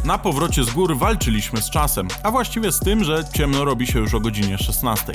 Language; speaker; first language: Polish; native; Polish